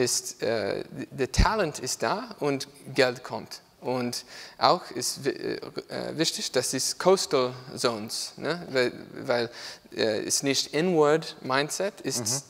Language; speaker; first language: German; non-native, learner; English